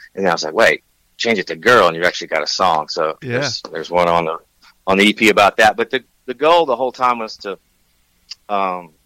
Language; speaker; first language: English; native; English